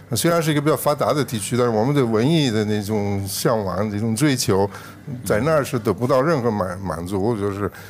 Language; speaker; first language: Chinese; non-native, fluent; Italian